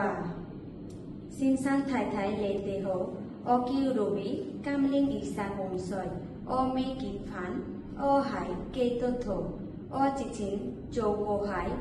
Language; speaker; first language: Cantonese; non-native, learner; Bangla